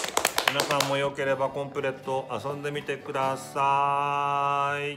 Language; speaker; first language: Japanese; native; Japanese